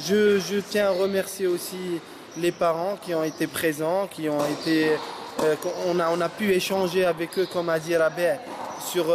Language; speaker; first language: French; non-native, local second language; Arabic